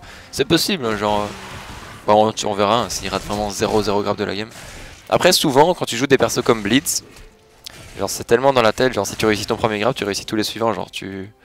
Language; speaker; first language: French; native; French